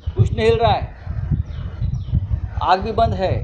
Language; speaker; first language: Hindi; non-native, local second language; Marathi